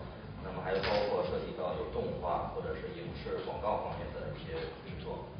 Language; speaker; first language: Chinese; native; Chinese